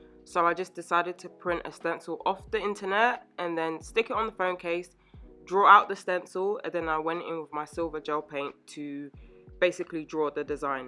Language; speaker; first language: English; native; English